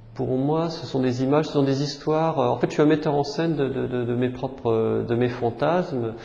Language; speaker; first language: French; native; French